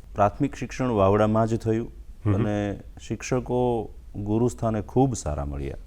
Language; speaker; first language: Gujarati; native; Gujarati